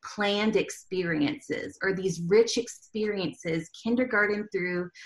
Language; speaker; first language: English; early bilingual, other home language; Spanish